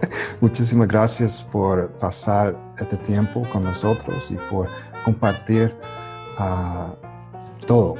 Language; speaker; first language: Spanish; non-native, learner; English